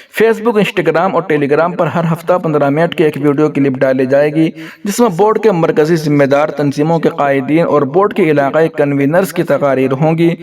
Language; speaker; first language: Urdu; native; Urdu